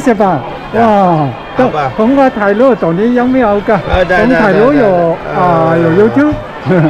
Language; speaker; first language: Thai; non-native, learner; Chinese